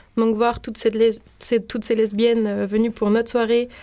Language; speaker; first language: French; native; French